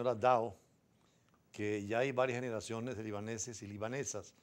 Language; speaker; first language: Spanish; native; Spanish